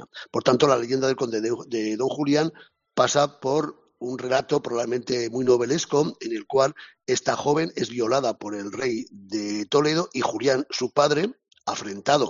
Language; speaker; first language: Spanish; native; Spanish